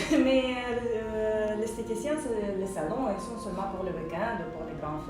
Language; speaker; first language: French; non-native, fluent; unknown